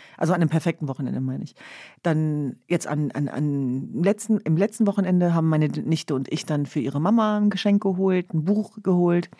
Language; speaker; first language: German; early bilingual, other home language; Kurdish